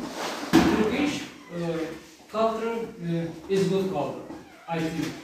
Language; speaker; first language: English; non-native, learner; Turkish